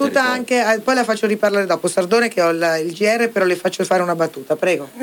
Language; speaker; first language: Italian; native; Italian